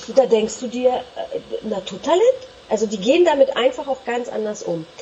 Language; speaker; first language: German; native; German